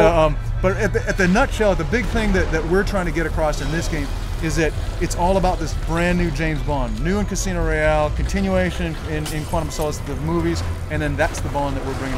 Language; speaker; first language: English; native; English